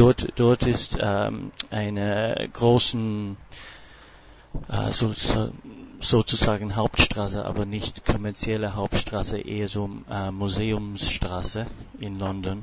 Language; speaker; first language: German; non-native, fluent; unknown